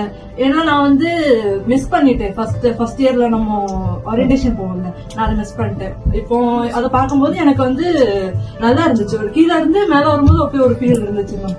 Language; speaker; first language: Tamil; native; Tamil